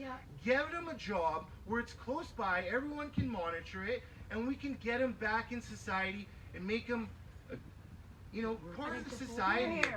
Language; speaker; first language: English; early bilingual, other home language; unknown